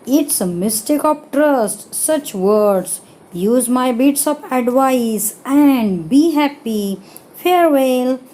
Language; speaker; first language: English; non-native, local second language; Marathi